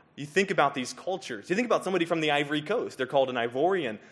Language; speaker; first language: English; native; English